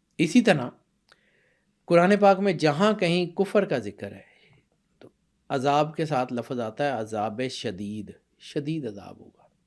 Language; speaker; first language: Urdu; non-native, local second language; Punjabi